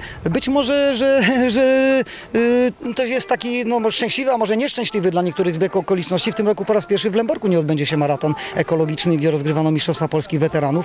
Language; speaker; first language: Polish; native; Polish